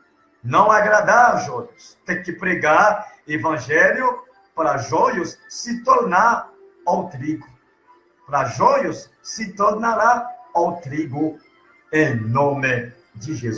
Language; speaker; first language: Portuguese; non-native, learner; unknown